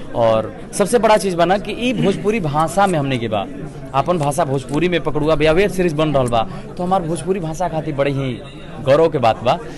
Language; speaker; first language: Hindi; native; Hindi